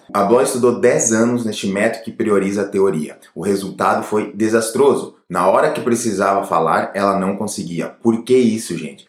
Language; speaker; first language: Portuguese; native; Portuguese